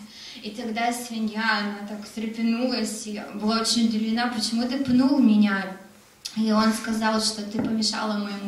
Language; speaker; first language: Russian; native; Russian